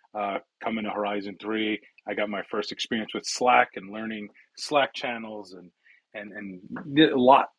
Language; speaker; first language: English; early bilingual, other home language; Italian